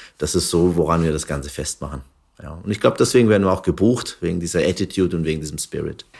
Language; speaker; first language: German; early bilingual, other home language; Turkish